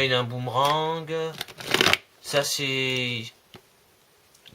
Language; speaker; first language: French; native; French